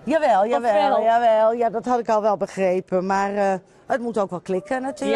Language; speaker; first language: Dutch; native; Dutch